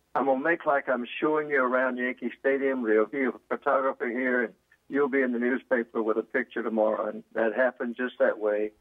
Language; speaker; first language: English; native; English